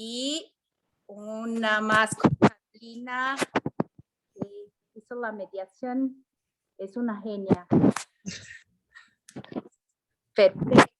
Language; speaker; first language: Spanish; non-native, fluent; Portuguese